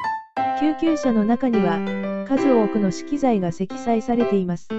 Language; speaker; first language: Japanese; native; Japanese